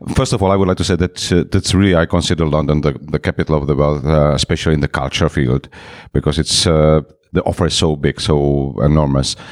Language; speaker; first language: English; non-native, fluent; Czech